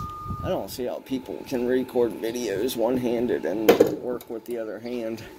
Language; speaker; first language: English; native; English